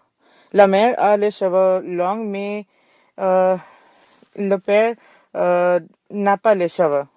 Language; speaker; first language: French; non-native, learner; English